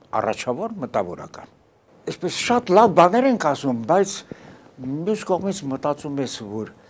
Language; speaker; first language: Armenian; early bilingual, heritage; Armenian